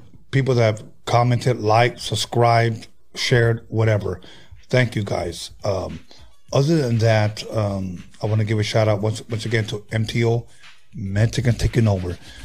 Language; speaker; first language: English; early bilingual, other home language; Spanish